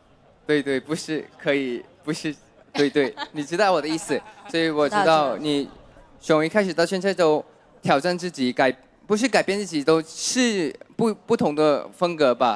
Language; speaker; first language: Chinese; non-native, fluent; Thai